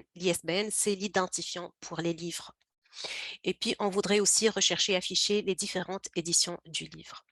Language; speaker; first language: French; native; French